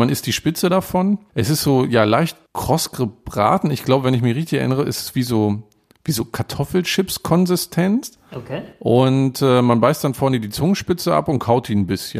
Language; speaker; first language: German; native; German